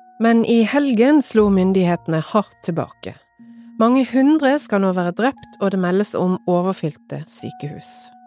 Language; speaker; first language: Norwegian; native; Norwegian